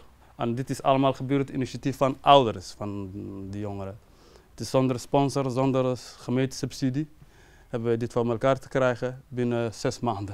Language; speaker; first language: Dutch; non-native, fluent; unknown